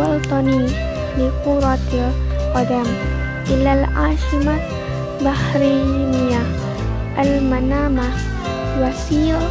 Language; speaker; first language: Arabic; non-native, learner; Indonesian